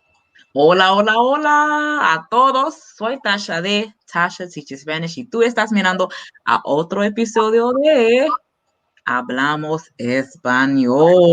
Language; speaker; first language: Spanish; non-native, learner; English